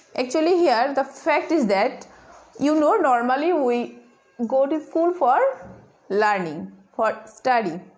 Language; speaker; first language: English; non-native, local second language; Bangla